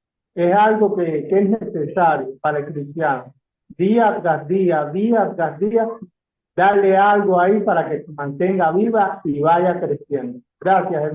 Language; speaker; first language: Spanish; native; Spanish